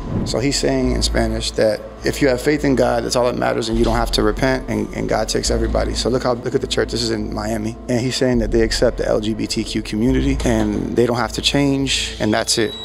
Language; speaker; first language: English; native; English